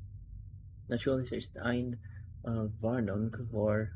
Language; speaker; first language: German; non-native, learner; English